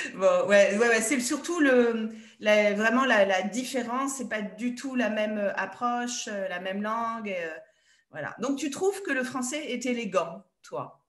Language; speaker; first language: French; native; French